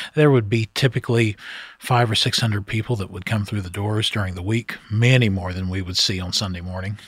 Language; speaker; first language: English; native; English